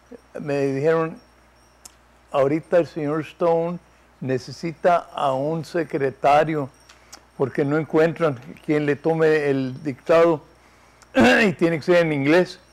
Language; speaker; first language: Spanish; early bilingual, heritage; Spanish